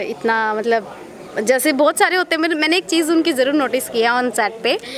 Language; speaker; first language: Hindi; native; Hindi